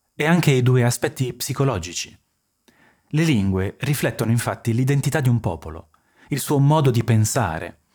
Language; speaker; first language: Italian; early bilingual, other home language; French